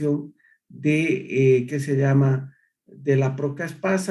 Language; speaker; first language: Spanish; native; Spanish